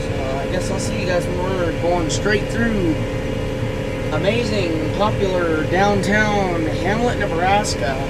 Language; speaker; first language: English; native; English